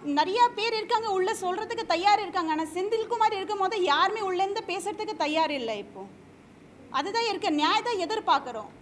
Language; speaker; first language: Tamil; non-native, local second language; Hindi